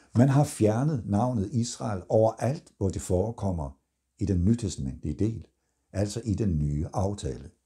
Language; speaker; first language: Danish; native; Danish